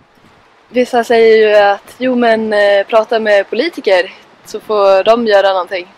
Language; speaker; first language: Swedish; native; Swedish